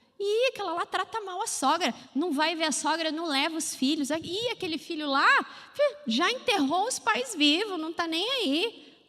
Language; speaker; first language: Portuguese; native; Portuguese